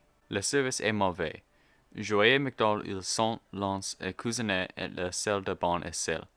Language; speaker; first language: French; non-native, learner; English